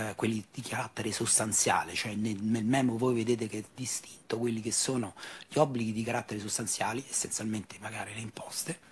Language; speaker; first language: Italian; native; Italian